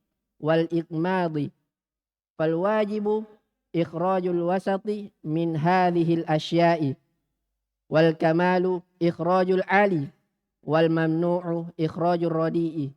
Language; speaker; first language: Arabic; non-native, learner; Indonesian